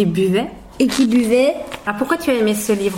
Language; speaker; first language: French; native; French